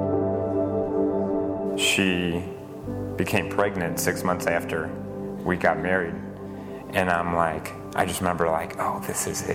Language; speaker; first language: English; native; English